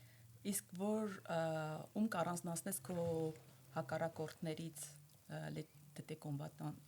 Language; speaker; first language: Armenian; early bilingual, heritage; Armenian